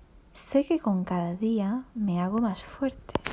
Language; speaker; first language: Spanish; non-native, fluent; Portuguese